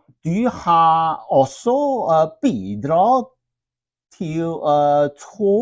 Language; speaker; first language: Norwegian; non-native, learner; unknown